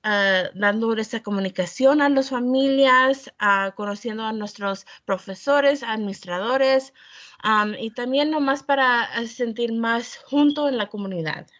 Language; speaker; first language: Spanish; early bilingual, heritage; Spanish